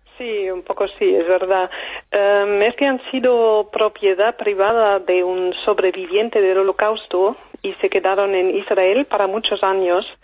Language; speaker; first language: Spanish; non-native, fluent; German